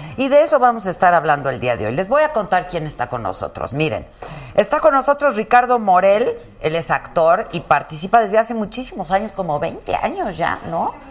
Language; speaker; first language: Spanish; native; Spanish